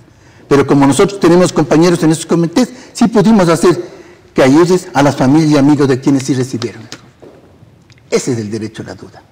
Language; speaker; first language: Spanish; native; Spanish